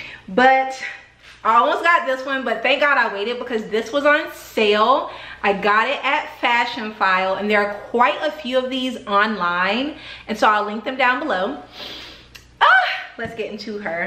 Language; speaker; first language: English; native; English